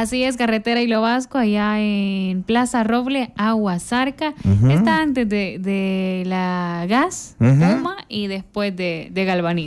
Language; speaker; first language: Spanish; native; Spanish